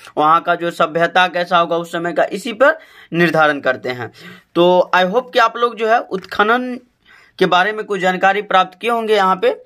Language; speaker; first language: Hindi; native; Hindi